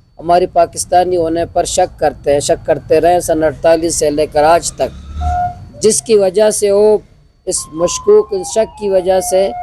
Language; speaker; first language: Urdu; non-native, local second language; Baluchi